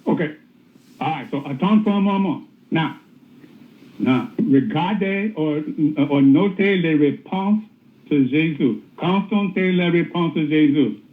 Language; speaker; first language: French; non-native, learner; English